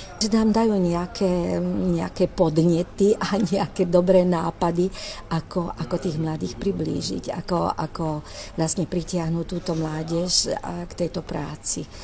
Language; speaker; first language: Slovak; native; Slovak